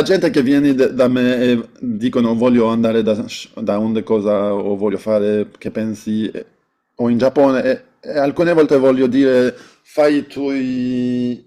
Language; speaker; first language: Italian; non-native, fluent; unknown